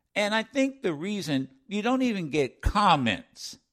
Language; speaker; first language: English; native; English